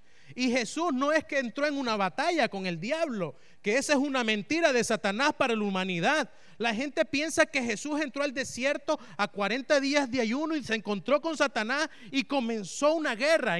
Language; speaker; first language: Spanish; native; Spanish